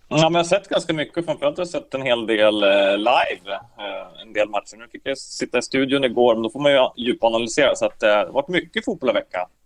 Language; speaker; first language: Swedish; native; Swedish